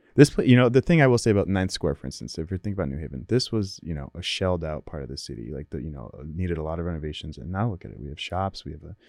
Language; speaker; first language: English; native; English